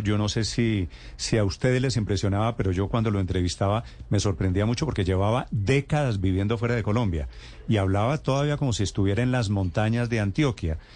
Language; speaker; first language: Spanish; native; Spanish